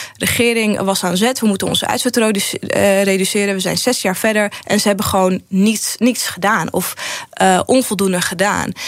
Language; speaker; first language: Dutch; early bilingual, other home language; Arabic